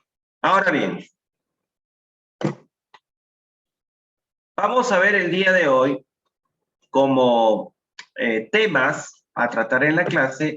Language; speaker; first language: Spanish; native; Spanish